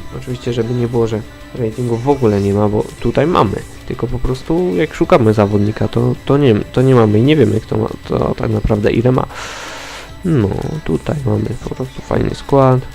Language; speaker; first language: Polish; native; Polish